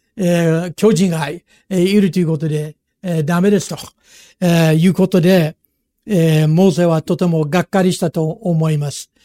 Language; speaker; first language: Japanese; non-native, fluent; English